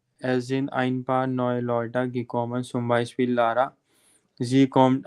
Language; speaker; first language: German; non-native, fluent; Hindi